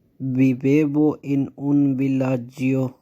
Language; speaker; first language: Italian; non-native, fluent; Urdu